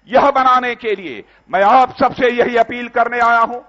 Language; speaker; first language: Hindi; native; Hindi